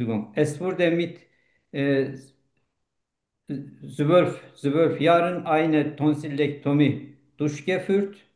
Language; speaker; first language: German; non-native, learner; Turkish